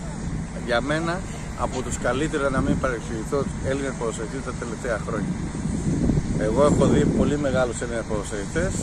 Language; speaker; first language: Greek; non-native, fluent; Spanish